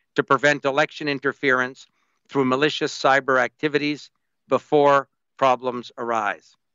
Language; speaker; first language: English; native; English